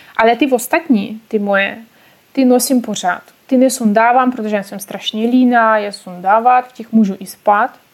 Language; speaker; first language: Czech; non-native, fluent; Russian